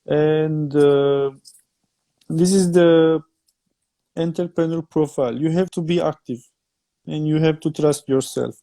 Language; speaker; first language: English; non-native, fluent; Turkish